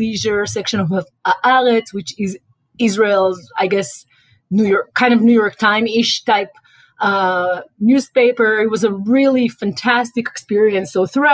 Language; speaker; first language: English; non-native, fluent; Hebrew